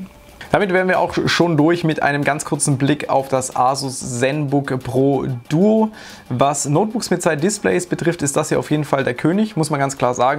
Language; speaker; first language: German; native; German